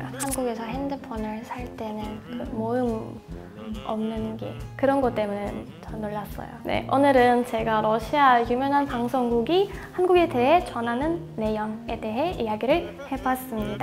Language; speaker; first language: Korean; non-native, fluent; Russian